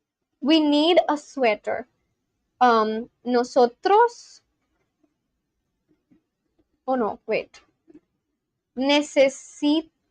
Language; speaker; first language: Spanish; non-native, learner; Bangla